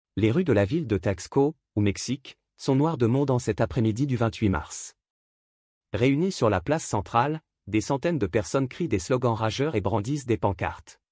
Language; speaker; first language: French; native; French